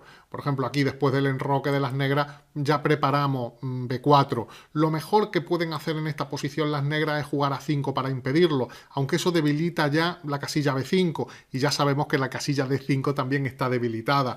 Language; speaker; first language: Spanish; native; Spanish